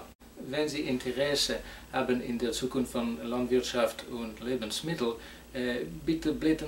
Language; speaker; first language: German; non-native, fluent; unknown